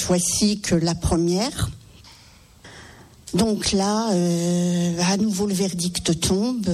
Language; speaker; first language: French; native; French